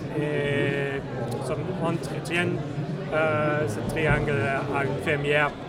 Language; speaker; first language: French; non-native, learner; German